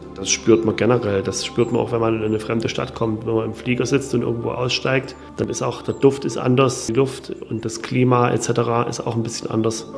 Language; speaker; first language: German; native; German